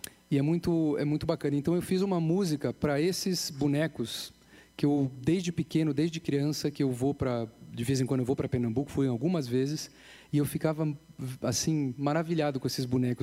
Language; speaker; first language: Portuguese; native; Portuguese